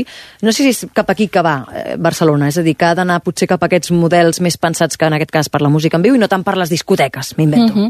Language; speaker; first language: Catalan; native; Catalan